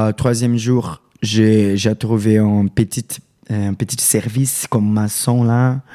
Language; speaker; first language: French; non-native, learner; Portuguese